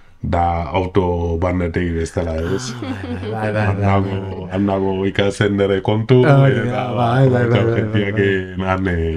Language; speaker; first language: Basque; non-native, learner; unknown